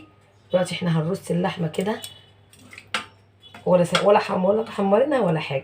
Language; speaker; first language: Arabic; native; Arabic